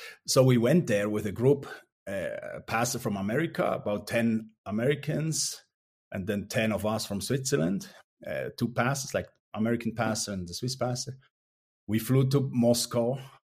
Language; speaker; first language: English; non-native, fluent; Swiss German